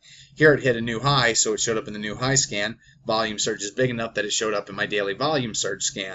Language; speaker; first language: English; native; English